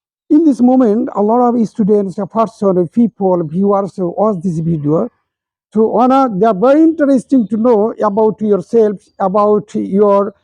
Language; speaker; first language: English; non-native, local second language; Bangla